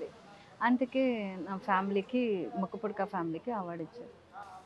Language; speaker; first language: Telugu; non-native, local second language; Tamil